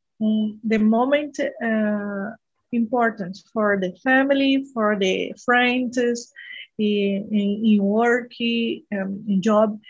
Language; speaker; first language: English; non-native, learner; Portuguese